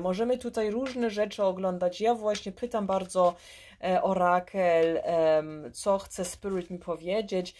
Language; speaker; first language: Polish; early bilingual, heritage; Polish